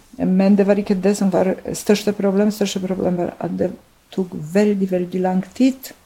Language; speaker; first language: Norwegian; non-native, fluent; Polish